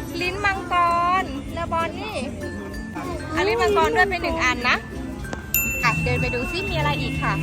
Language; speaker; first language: Thai; native; Thai